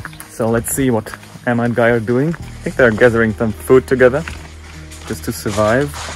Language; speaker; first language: English; non-native, fluent; German